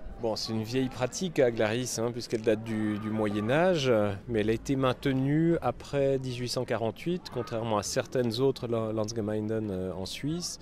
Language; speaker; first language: French; native; French